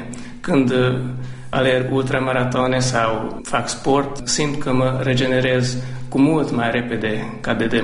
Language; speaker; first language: Romanian; non-native, local second language; Hungarian